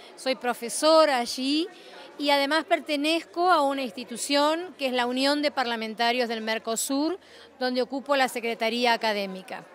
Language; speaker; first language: Spanish; native; Spanish